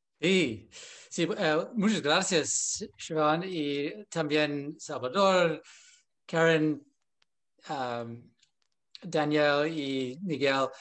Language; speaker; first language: Spanish; non-native, learner; English